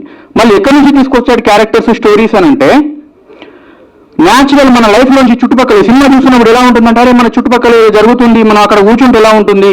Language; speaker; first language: Telugu; native; Telugu